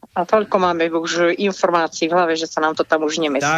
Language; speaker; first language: Slovak; native; Slovak